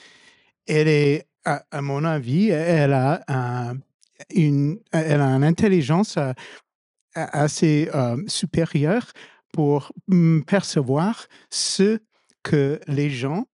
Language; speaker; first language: French; non-native, fluent; English